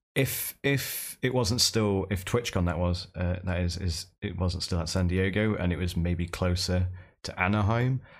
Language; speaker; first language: English; native; English